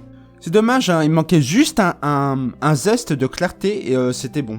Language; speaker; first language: French; native; French